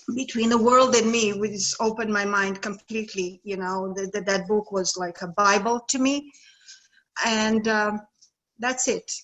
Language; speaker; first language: English; non-native, fluent; Serbian